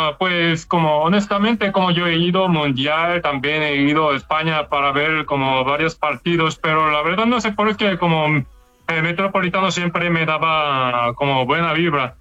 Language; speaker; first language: Spanish; non-native, learner; Korean